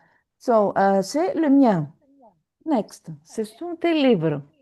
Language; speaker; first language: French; non-native, fluent; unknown